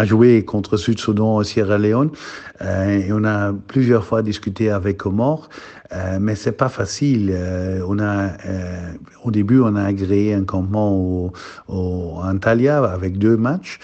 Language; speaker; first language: French; non-native, fluent; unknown